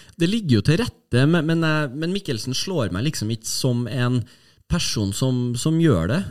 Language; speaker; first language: Norwegian; native; Norwegian